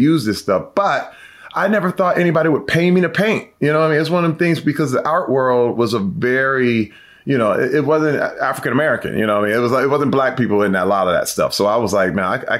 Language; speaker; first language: English; native; English